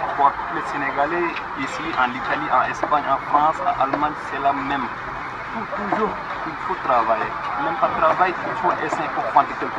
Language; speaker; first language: French; non-native, learner; Wolof